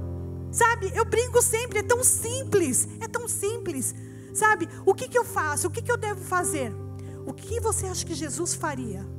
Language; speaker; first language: Portuguese; native; Portuguese